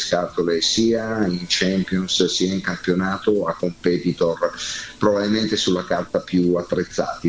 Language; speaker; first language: Italian; native; Italian